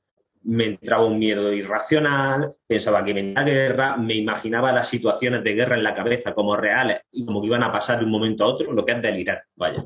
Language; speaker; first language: Spanish; native; Spanish